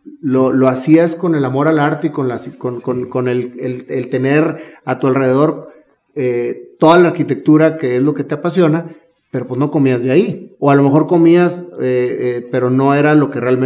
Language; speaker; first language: Spanish; native; Spanish